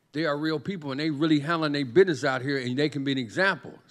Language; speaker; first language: English; native; English